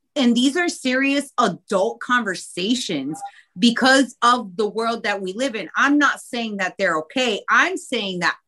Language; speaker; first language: English; early bilingual, other home language; Spanish